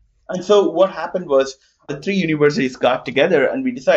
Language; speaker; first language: English; non-native, local second language; Tamil